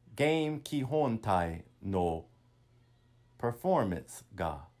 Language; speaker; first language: Japanese; non-native, learner; English